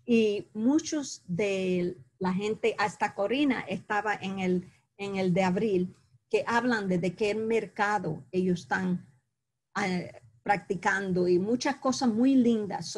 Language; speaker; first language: Spanish; early bilingual, heritage; Spanish